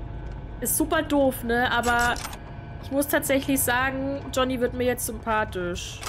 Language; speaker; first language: German; native; German